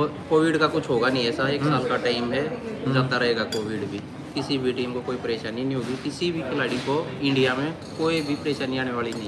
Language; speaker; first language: Hindi; native; Hindi